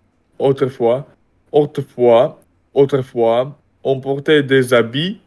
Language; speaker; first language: French; non-native, learner; Russian